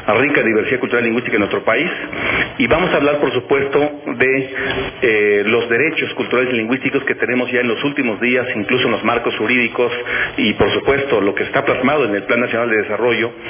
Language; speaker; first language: Spanish; non-native, local second language; Tzeltal